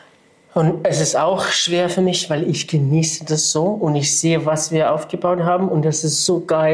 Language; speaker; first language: German; non-native, fluent; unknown